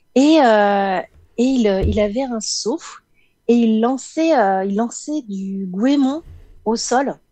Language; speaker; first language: French; native; French